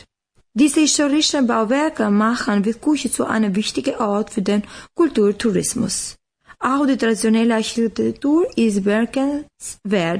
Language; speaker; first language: German; non-native, learner; Albanian